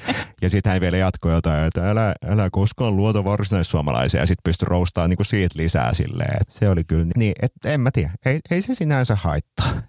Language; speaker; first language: Finnish; native; Finnish